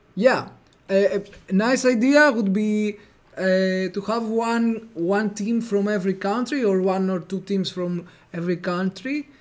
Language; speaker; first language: English; non-native, fluent; Greek